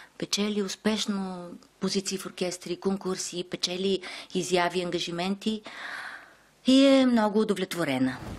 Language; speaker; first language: Bulgarian; native; Bulgarian